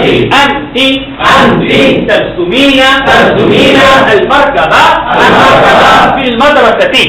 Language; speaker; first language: Arabic; non-native, fluent; Bangla